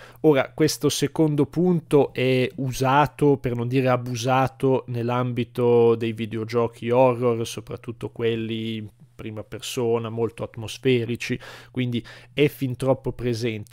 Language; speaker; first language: Italian; native; Italian